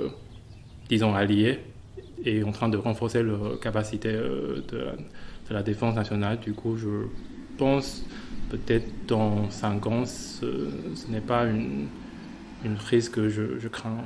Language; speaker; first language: French; non-native, fluent; Chinese